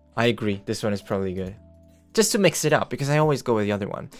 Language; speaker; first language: English; non-native, fluent; Swiss German